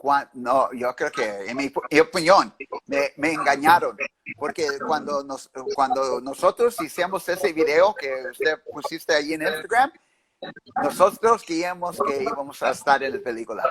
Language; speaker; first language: Spanish; early bilingual, heritage; English